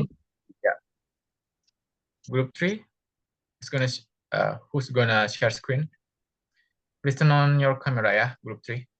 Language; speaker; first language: English; non-native, fluent; Indonesian